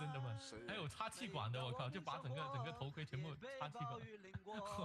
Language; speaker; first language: Chinese; native; Chinese